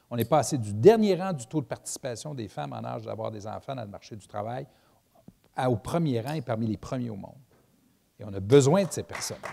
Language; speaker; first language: French; native; French